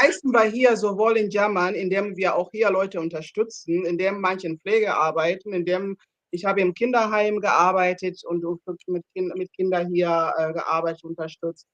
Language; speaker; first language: German; non-native, fluent; Ganda